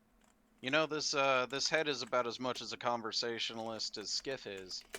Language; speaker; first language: English; native; English